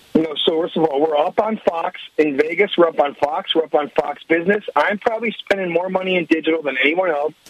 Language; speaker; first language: English; native; English